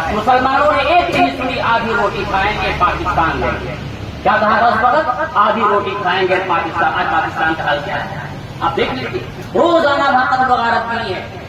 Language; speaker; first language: Urdu; native; Urdu